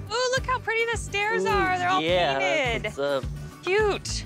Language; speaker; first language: English; native; English